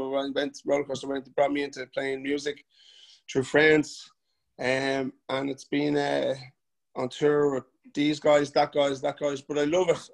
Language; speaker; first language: English; native; English